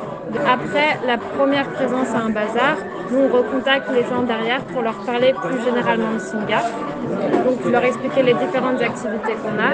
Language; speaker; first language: French; native; French